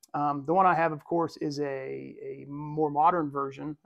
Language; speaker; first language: English; native; English